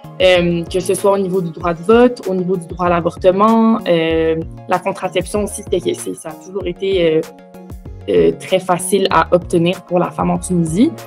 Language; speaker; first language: French; early bilingual, other home language; Arabic